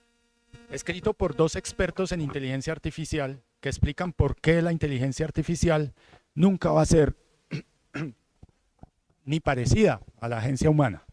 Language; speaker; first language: Spanish; native; Spanish